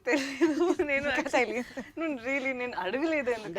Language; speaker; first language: Telugu; non-native, learner; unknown